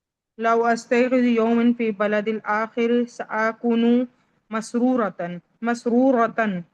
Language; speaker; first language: Arabic; non-native, learner; Urdu